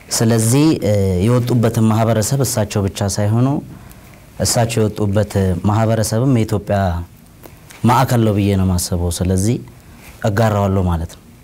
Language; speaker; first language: Amharic; non-native, local second language; Oromo